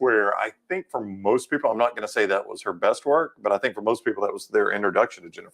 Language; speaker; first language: English; native; English